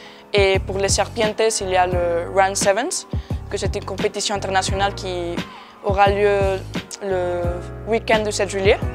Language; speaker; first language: French; non-native, fluent; Spanish